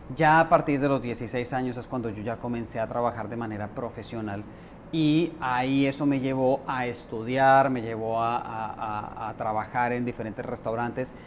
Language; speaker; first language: Spanish; native; Spanish